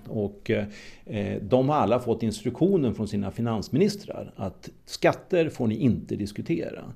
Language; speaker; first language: Swedish; native; Swedish